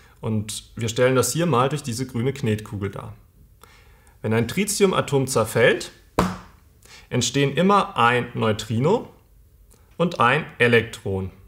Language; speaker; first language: German; native; German